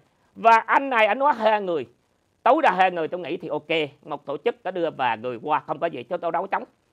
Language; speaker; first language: Vietnamese; native; Vietnamese